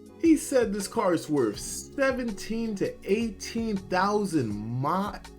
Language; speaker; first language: English; native; English